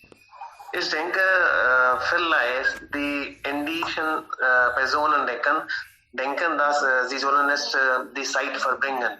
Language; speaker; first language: German; non-native, learner; Hindi